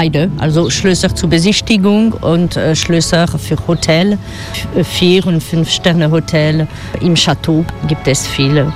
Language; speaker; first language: German; non-native, fluent; French